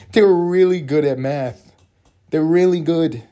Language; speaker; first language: English; native; English